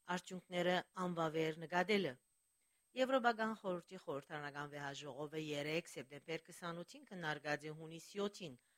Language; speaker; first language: Armenian; early bilingual, heritage; Armenian